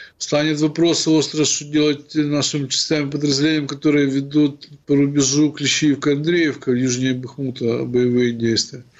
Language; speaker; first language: Russian; non-native, local second language; Ukrainian